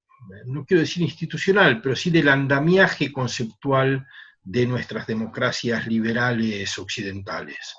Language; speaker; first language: Spanish; native; Spanish